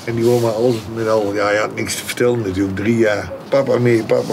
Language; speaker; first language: Dutch; native; Dutch